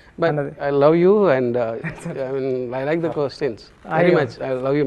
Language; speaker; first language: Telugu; non-native, learner; Tamil